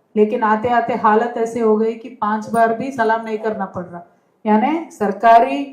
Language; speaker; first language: Hindi; non-native, local second language; Telugu